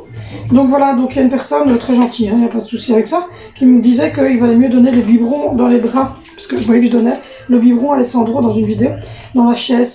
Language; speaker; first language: French; native; French